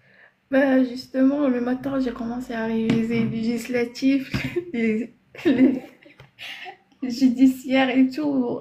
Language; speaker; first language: French; non-native, learner; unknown